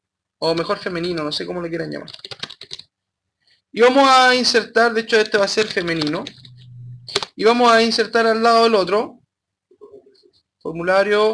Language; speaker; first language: Spanish; native; Spanish